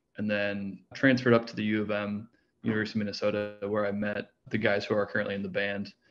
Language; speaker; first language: English; native; English